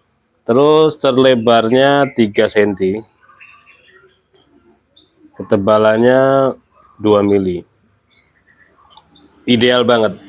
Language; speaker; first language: Indonesian; native; Indonesian